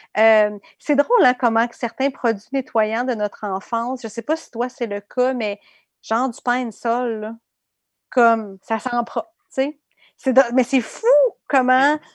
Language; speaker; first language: French; native; French